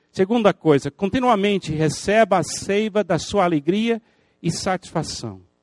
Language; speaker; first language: Portuguese; non-native, fluent; English